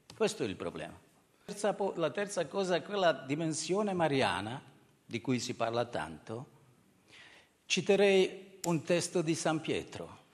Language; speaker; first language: Italian; non-native, fluent; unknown